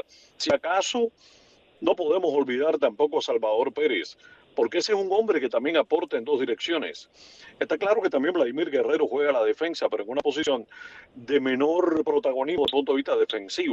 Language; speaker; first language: Spanish; native; Spanish